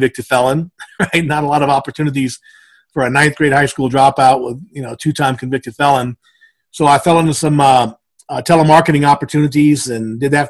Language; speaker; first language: English; native; English